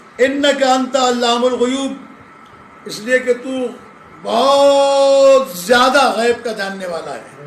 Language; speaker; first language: Urdu; non-native, local second language; Sindhi